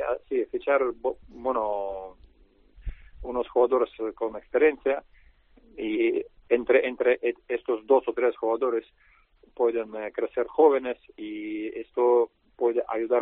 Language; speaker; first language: Spanish; non-native, learner; Russian